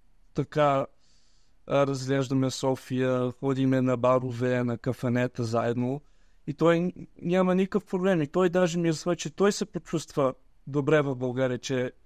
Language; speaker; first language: Bulgarian; early bilingual, heritage; Bulgarian